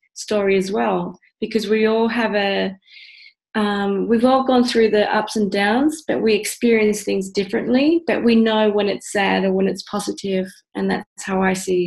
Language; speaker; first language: English; native; English